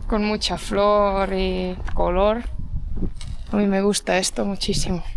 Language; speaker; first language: Spanish; non-native, fluent; Estonian